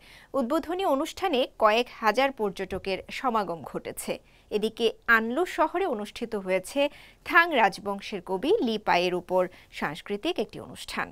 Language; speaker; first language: Bangla; native; Bangla